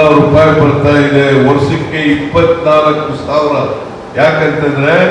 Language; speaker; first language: Kannada; native; Kannada